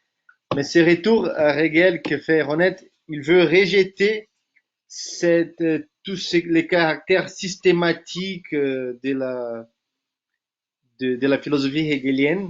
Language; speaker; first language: French; non-native, fluent; Portuguese